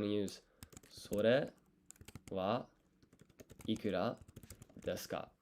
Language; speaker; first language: Japanese; non-native, learner; English